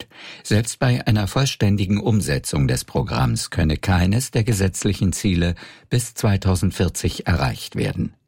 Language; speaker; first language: German; native; German